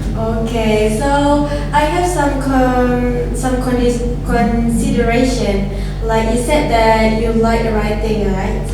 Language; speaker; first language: English; non-native, learner; Indonesian